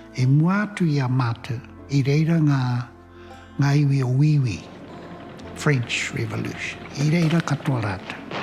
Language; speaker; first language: Māori; native; Māori